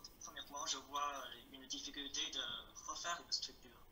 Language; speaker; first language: French; non-native, learner; Chinese